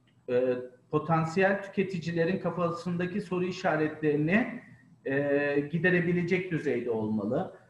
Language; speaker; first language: Turkish; native; Turkish